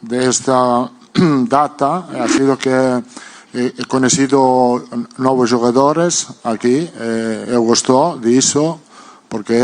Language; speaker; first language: Portuguese; non-native, fluent; Italian